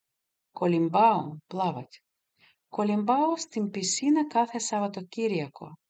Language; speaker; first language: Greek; non-native, fluent; Russian